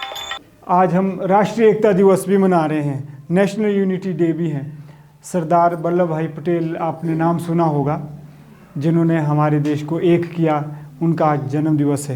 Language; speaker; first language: Hindi; native; Hindi